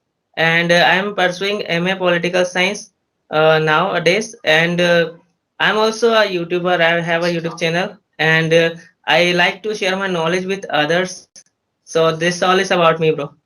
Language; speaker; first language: English; non-native, learner; Hindi